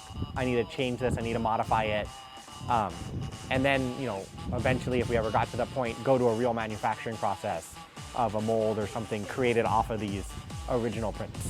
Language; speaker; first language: English; native; English